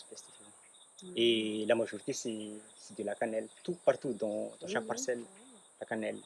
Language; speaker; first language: French; non-native, local second language; Malagasy